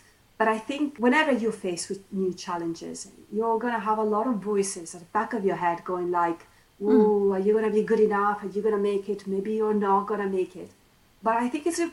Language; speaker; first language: English; non-native, fluent; Italian